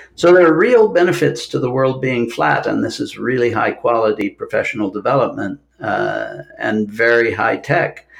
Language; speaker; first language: English; native; English